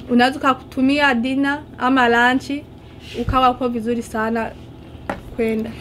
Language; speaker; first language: Swahili; non-native, local second language; Rundi